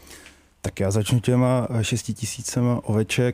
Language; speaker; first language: Czech; native; Czech